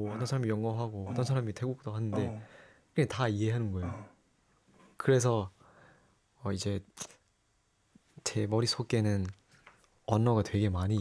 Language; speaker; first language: Korean; non-native, learner; Thai